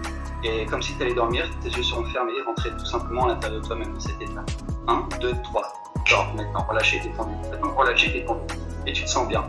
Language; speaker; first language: French; native; French